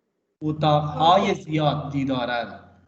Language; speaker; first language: Persian; non-native, fluent; Urdu